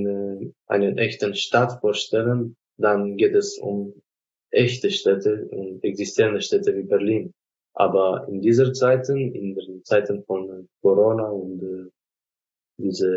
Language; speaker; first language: German; non-native, fluent; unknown